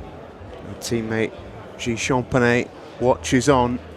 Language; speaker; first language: English; native; English